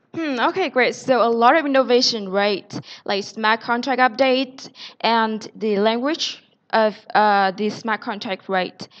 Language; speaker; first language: English; non-native, fluent; Vietnamese